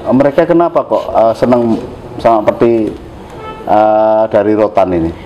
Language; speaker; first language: Indonesian; native; Indonesian